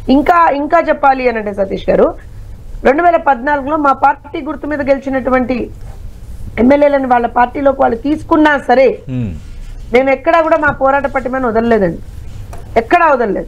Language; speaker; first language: Telugu; native; Telugu